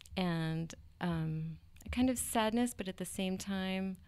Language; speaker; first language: English; native; English